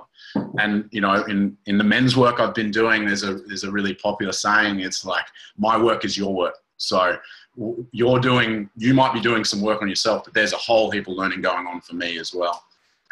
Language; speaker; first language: English; native; English